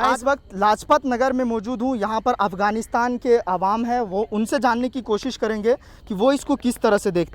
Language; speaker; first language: Hindi; native; Hindi